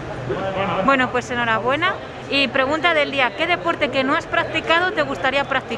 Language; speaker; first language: Spanish; native; Spanish